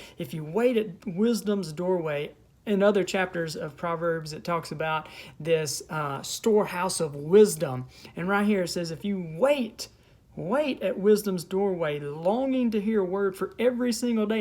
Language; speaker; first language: English; native; English